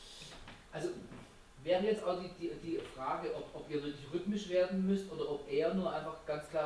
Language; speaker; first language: German; native; German